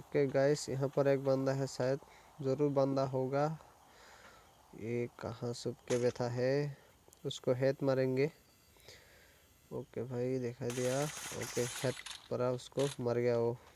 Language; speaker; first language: Hindi; non-native, local second language; Assamese